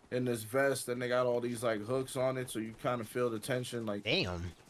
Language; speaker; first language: English; native; English